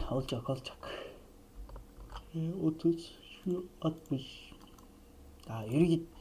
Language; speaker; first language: Turkish; native; Turkish